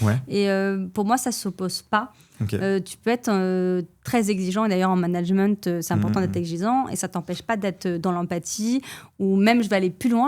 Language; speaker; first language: French; native; French